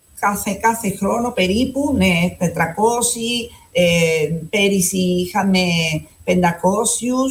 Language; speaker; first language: Greek; non-native, fluent; Spanish